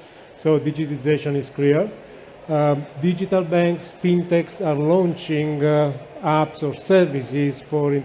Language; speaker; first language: English; non-native, fluent; Italian